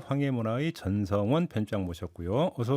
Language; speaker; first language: Korean; native; Korean